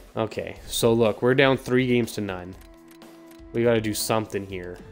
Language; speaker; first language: English; native; English